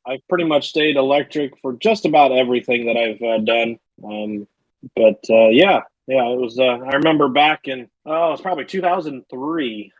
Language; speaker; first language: English; native; English